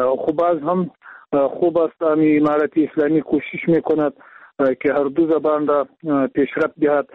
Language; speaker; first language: Persian; non-native, local second language; Pashto